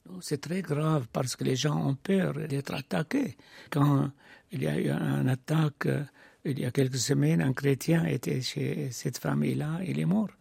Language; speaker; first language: French; non-native, fluent; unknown